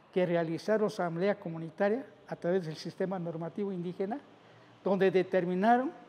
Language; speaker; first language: Spanish; non-native, local second language; Zapotec